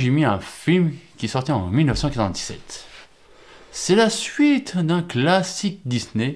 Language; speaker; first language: French; native; French